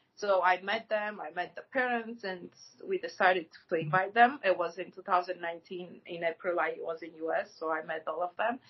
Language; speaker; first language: English; non-native, fluent; Armenian